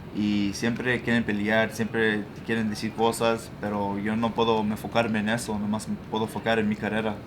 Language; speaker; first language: Spanish; early bilingual, other home language; English